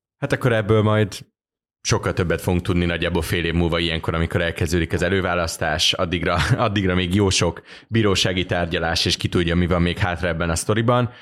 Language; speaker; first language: Hungarian; native; Hungarian